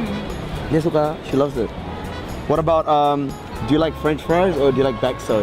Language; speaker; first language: English; non-native, local second language; Indonesian